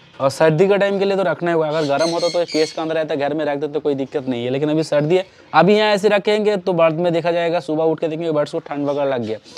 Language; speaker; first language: Hindi; non-native, local second language; Bangla